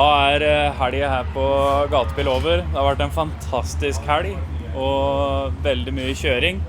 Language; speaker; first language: Norwegian; native; Norwegian